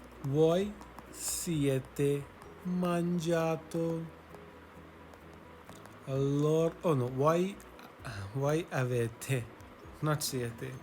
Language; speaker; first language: Italian; non-native, learner; English